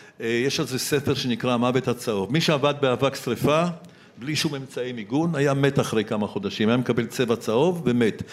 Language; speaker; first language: Hebrew; early bilingual, other home language; Polish